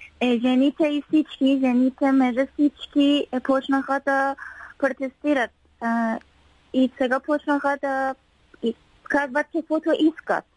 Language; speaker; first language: Bulgarian; non-native, learner; Persian